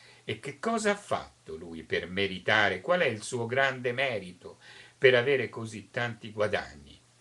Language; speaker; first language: Italian; native; Italian